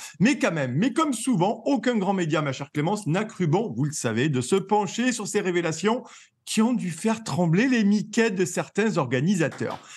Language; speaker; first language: French; native; French